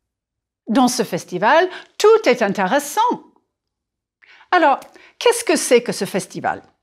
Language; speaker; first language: French; non-native, fluent; English